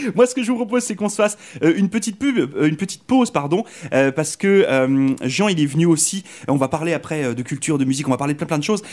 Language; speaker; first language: French; native; French